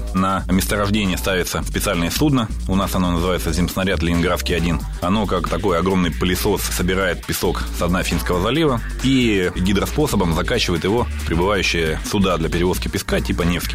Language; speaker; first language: Russian; native; Russian